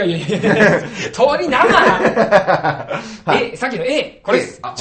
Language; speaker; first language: Japanese; native; Japanese